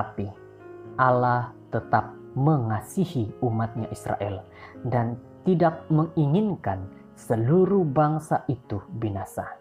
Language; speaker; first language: Indonesian; native; Indonesian